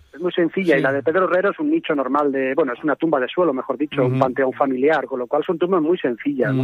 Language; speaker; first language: Spanish; native; Spanish